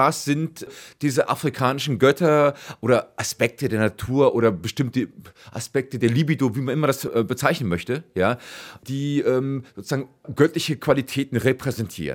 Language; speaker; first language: German; native; German